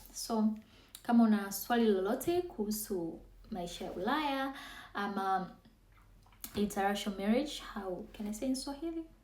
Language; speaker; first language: Swahili; native; Swahili